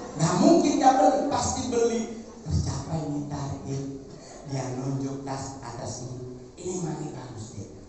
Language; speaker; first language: Indonesian; native; Indonesian